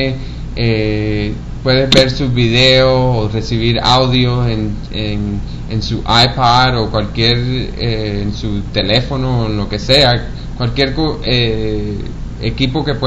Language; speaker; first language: Spanish; early bilingual, heritage; Spanish